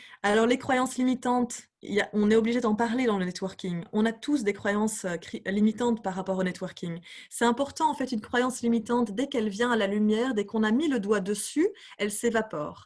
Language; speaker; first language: French; native; French